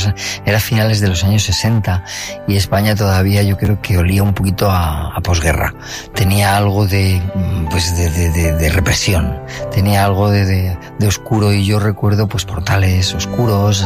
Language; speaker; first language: Spanish; native; Spanish